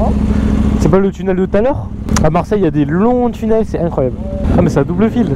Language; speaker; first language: French; native; French